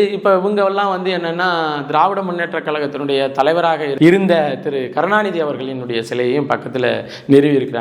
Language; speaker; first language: Tamil; native; Tamil